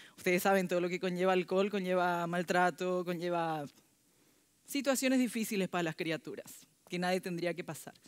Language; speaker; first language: Spanish; early bilingual, other home language; Korean